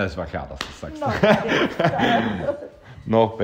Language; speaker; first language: German; native; German